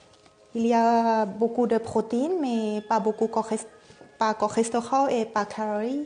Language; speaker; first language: French; non-native, fluent; Thai